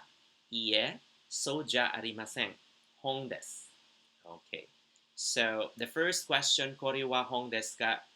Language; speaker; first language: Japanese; non-native, fluent; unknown